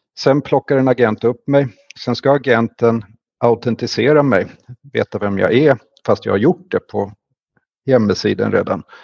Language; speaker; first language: Swedish; native; Swedish